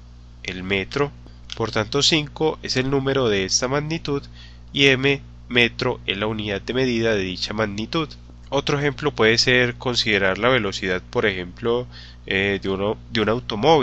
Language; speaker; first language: Spanish; native; Spanish